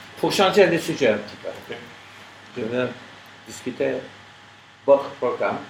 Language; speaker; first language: French; non-native, learner; English